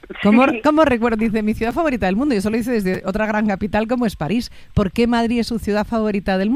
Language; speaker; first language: Spanish; native; Spanish